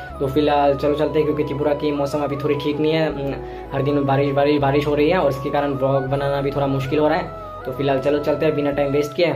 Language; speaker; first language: Hindi; non-native, local second language; Bangla